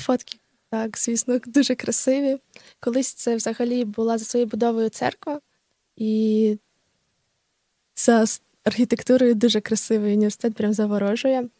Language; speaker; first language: Ukrainian; native; Ukrainian